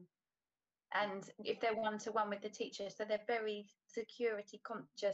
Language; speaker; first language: English; native; English